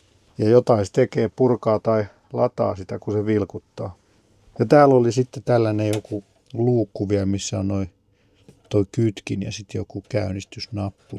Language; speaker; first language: Finnish; native; Finnish